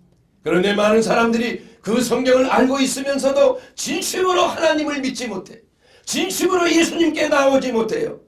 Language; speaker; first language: Korean; native; Korean